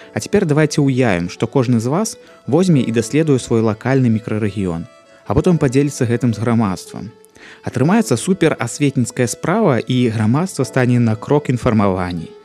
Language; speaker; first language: Belarusian; non-native, local second language; Russian